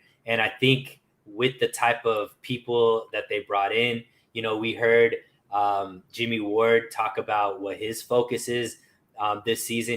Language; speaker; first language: English; native; English